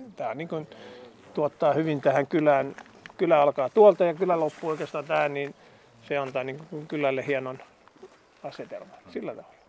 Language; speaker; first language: Finnish; native; Finnish